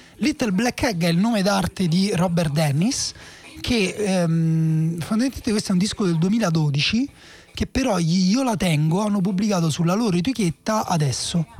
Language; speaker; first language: Italian; native; Italian